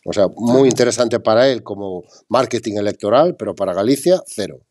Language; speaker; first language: Spanish; non-native, local second language; Galician